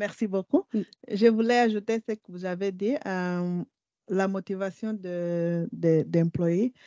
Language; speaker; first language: French; non-native, learner; Portuguese